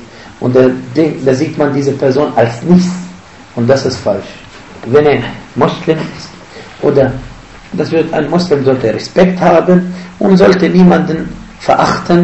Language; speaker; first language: German; non-native, fluent; Arabic